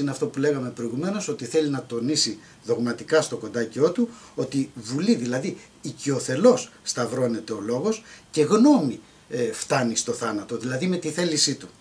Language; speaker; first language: Greek; native; Greek